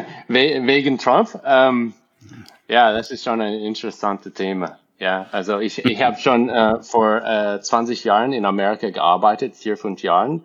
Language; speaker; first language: German; non-native, fluent; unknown